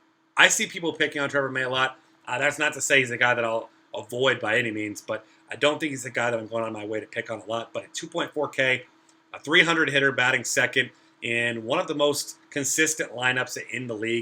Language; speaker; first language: English; native; English